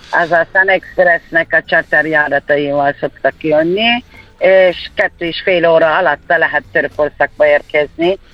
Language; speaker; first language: Hungarian; non-native, fluent; Turkish